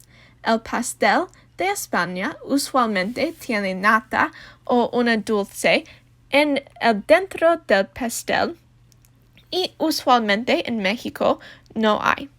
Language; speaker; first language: Spanish; non-native, learner; English